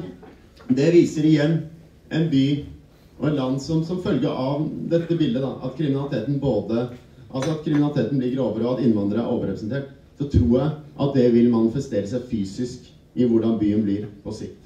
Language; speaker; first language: Norwegian; native; Norwegian